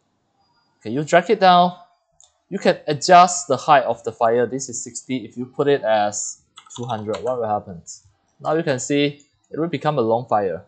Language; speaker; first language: English; non-native, fluent; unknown